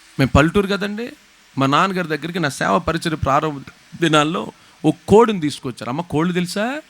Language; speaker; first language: Telugu; native; Telugu